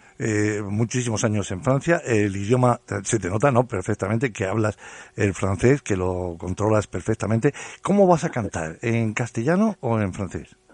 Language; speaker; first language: Spanish; native; Spanish